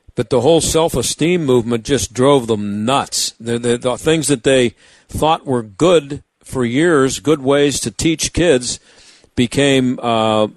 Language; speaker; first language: English; native; English